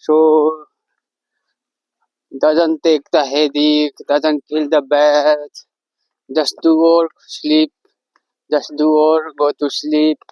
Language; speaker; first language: English; non-native, learner; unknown